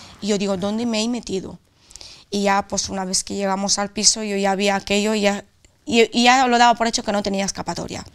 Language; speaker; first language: Spanish; non-native, fluent; Romanian